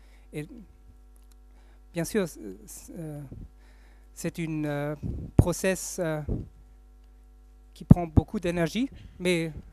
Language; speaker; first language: French; non-native, fluent; German